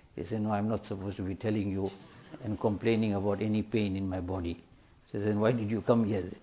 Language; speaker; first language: English; native; English